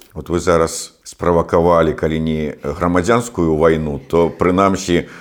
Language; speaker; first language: Belarusian; non-native, local second language; Russian